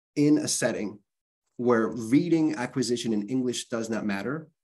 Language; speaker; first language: English; early bilingual, other home language; Spanish